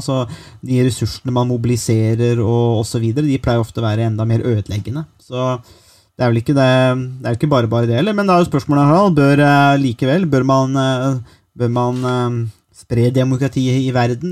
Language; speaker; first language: Norwegian; native; Norwegian